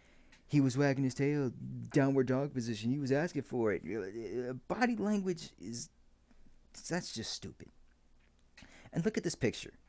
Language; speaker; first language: English; native; English